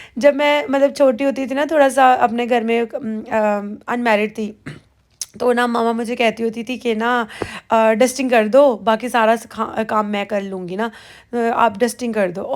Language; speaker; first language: Urdu; native; Urdu